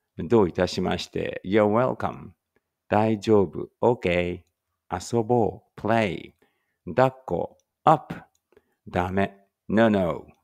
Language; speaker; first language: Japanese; native; Japanese